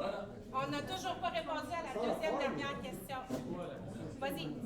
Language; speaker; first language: French; native; French